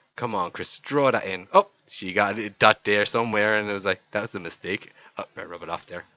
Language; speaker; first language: English; native; English